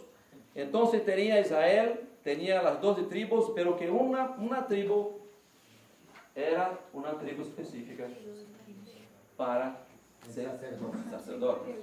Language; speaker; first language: Spanish; non-native, learner; Portuguese